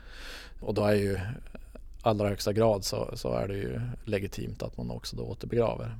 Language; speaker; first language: Swedish; native; Swedish